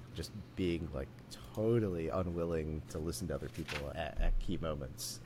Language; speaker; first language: English; native; English